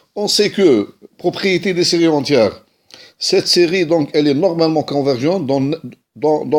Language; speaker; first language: French; non-native, local second language; Arabic